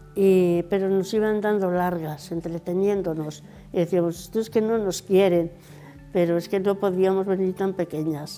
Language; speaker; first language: Spanish; native; Spanish